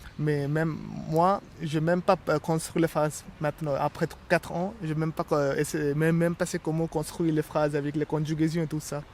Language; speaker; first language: French; non-native, learner; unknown